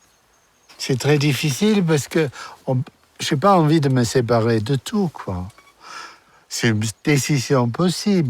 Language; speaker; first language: French; non-native, fluent; German